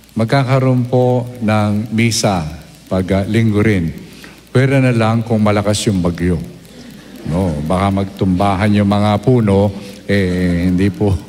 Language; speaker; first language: Filipino; non-native, local second language; Pampanga